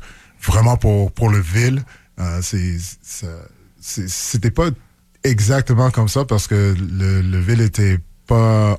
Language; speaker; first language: French; non-native, local second language; English